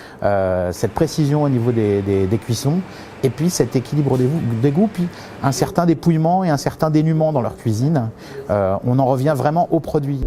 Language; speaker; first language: French; native; French